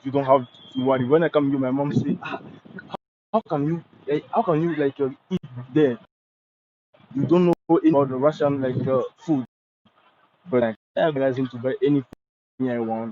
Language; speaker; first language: English; non-native, learner; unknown